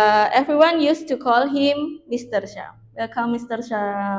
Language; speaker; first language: English; non-native, learner; Indonesian